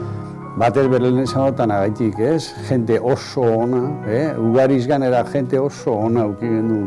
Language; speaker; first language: Basque; native; Basque